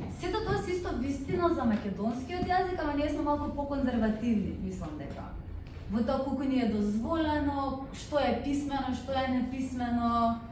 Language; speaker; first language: Macedonian; early bilingual, heritage; Macedonian